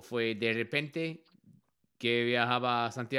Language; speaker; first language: Spanish; non-native, learner; English